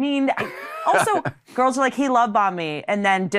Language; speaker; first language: English; native; English